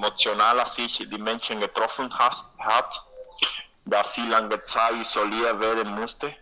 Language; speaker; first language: German; non-native, learner; Spanish